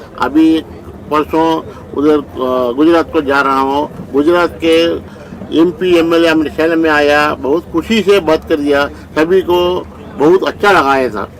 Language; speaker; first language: Hindi; non-native, local second language; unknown